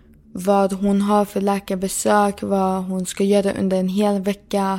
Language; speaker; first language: Swedish; early bilingual, other home language; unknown